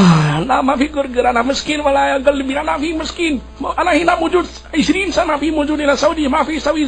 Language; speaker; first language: Arabic; non-native, learner; Urdu